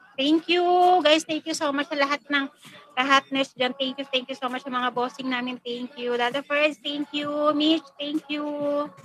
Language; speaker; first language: Filipino; non-native, local second language; Hiligaynon